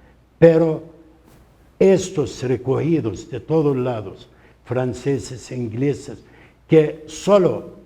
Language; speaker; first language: Spanish; non-native, fluent; Arabic